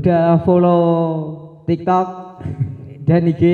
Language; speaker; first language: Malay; non-native, local second language; Javanese